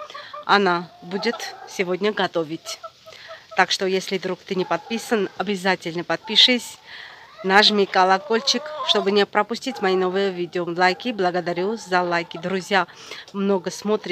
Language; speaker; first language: Russian; non-native, fluent; Armenian